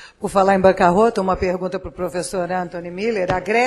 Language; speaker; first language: Portuguese; native; Portuguese